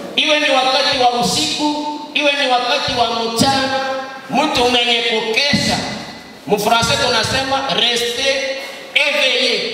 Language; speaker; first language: Swahili; non-native, local second language; Nande